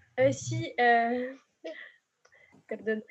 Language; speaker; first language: Spanish; non-native, learner; French